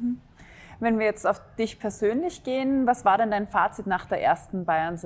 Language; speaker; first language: German; native; German